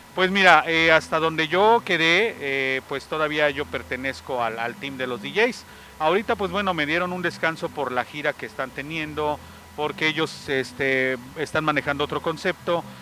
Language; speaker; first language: Spanish; native; Spanish